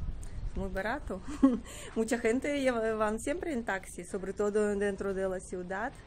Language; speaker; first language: Spanish; non-native, learner; Russian